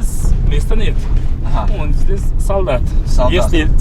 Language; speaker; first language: Russian; non-native, local second language; Uzbek